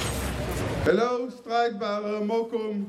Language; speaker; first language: Dutch; non-native, fluent; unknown